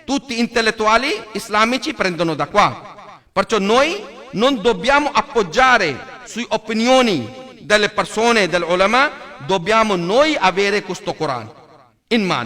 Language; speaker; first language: Italian; non-native, learner; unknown